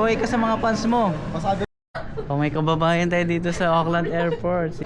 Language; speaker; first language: Filipino; native; Filipino